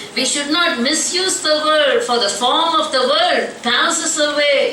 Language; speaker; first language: English; non-native, local second language; Tamil